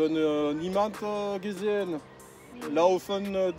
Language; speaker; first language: German; non-native, learner; French